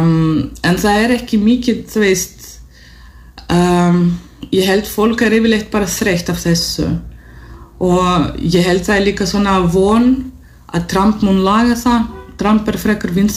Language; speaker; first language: Icelandic; non-native, fluent; Russian